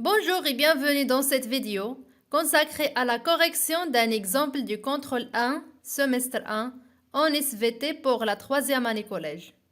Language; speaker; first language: French; non-native, local second language; Arabic